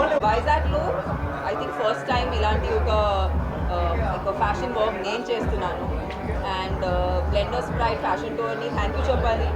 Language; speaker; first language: Telugu; non-native, fluent; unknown